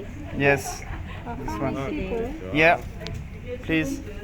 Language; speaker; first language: English; non-native, learner; French